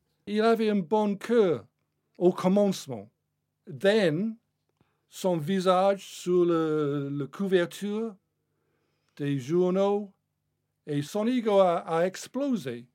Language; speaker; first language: French; non-native, fluent; English